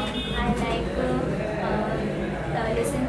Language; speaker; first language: English; non-native, learner; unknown